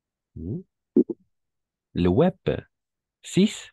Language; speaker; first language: French; non-native, fluent; Spanish